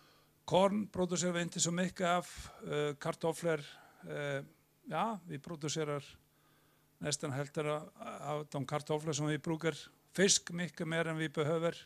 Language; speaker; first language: Swedish; non-native, fluent; Icelandic